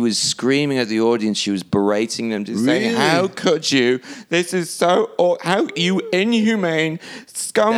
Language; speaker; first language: English; native; English